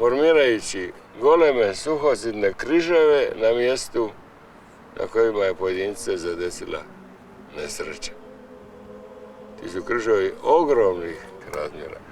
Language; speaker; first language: Croatian; native; Croatian